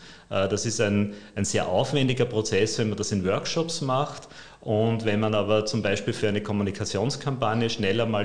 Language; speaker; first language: German; native; German